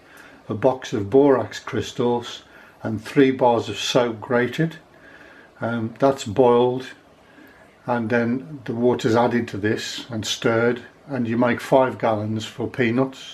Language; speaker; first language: English; native; English